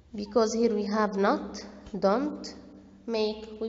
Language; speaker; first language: English; non-native, fluent; Arabic